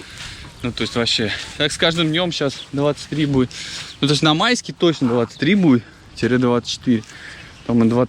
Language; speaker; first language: Russian; native; Russian